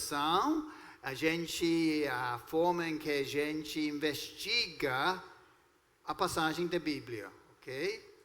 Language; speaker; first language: Portuguese; non-native, fluent; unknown